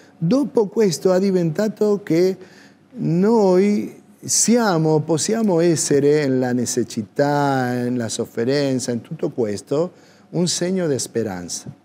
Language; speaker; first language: Italian; non-native, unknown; Spanish